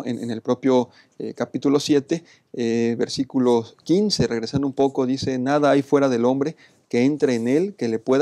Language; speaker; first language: Spanish; native; Spanish